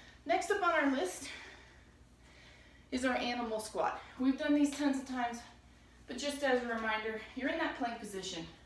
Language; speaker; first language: English; native; English